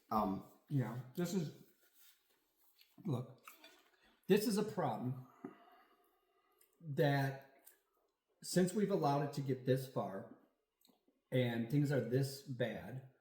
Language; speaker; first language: English; native; English